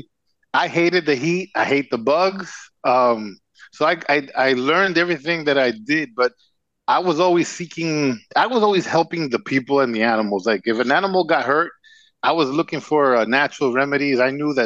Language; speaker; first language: English; non-native, fluent; Spanish